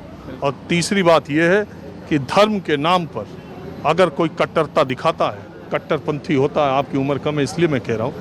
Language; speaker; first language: Hindi; native; Hindi